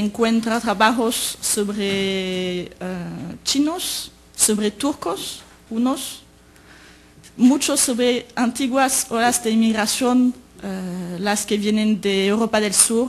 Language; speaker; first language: Spanish; native; Spanish